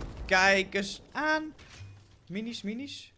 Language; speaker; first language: Dutch; native; Dutch